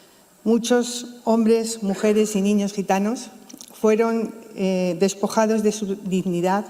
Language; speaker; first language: Spanish; native; Spanish